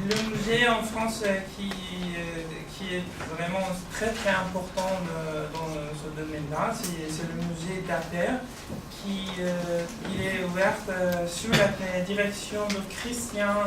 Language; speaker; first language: French; non-native, fluent; Persian